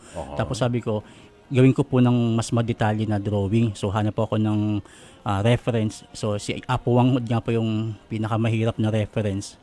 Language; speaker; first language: Filipino; non-native, local second language; Bikol